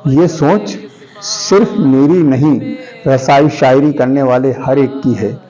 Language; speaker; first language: Urdu; native; Urdu